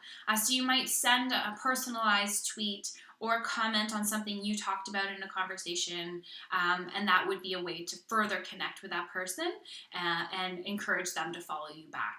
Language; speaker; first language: English; native; English